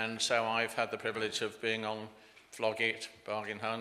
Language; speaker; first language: English; native; English